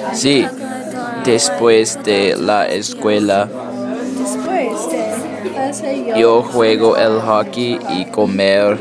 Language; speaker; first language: Spanish; non-native, learner; English